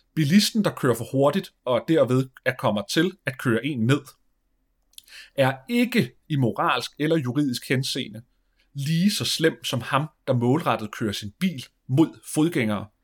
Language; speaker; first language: Danish; native; Danish